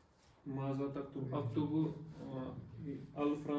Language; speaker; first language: Arabic; non-native, learner; Urdu